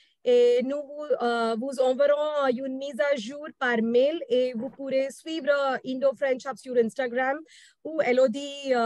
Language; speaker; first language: French; non-native, fluent; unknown